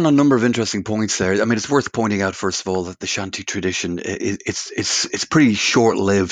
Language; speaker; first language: English; native; English